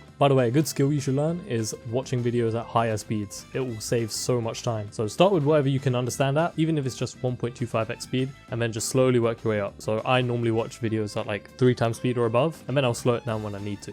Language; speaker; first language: English; native; English